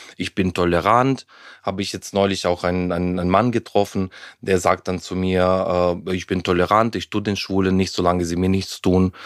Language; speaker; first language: German; non-native, fluent; Ukrainian